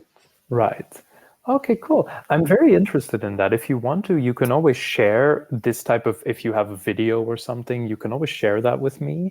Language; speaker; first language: English; non-native, fluent; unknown